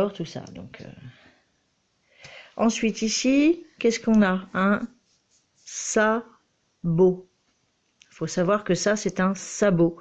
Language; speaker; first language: French; native; French